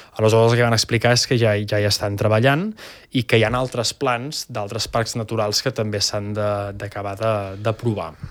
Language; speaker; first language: Catalan; native; Catalan